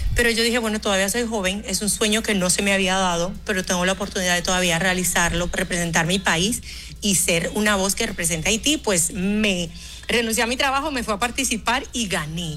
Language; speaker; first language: Spanish; early bilingual, other home language; Haitian Creole